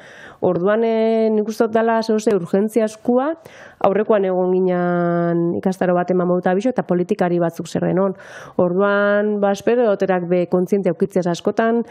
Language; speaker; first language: Basque; native; Basque